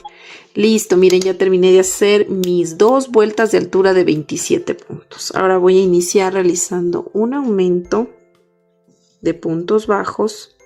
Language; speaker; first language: Spanish; native; Spanish